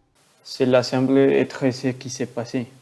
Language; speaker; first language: French; non-native, learner; Spanish